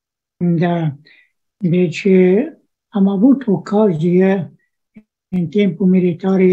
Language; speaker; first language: Romanian; non-native, local second language; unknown